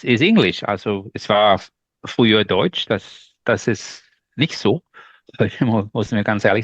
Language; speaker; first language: German; non-native, learner; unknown